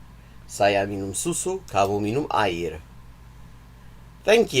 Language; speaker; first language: Indonesian; non-native, learner; English